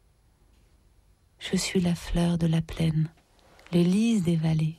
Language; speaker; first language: French; native; French